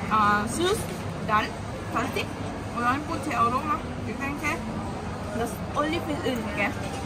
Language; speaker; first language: German; non-native, learner; Thai